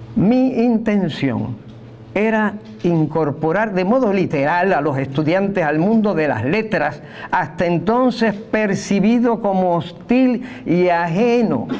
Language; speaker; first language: Spanish; native; Spanish